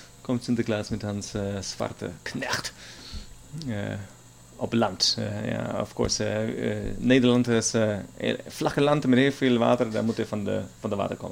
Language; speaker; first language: Dutch; non-native, learner; German